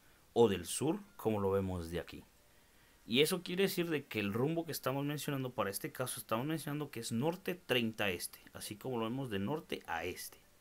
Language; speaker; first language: Spanish; native; Spanish